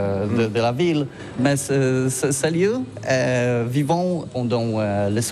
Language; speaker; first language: French; non-native, learner; Polish